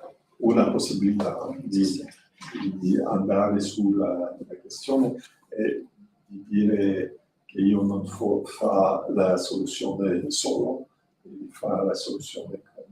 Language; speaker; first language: Italian; non-native, learner; French